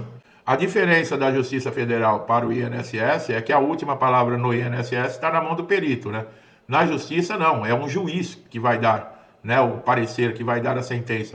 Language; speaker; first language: Portuguese; native; Portuguese